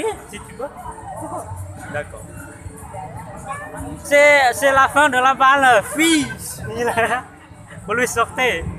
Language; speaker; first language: French; non-native, learner; Hmong